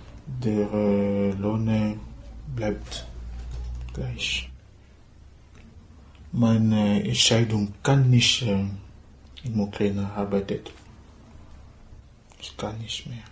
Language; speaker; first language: German; non-native, learner; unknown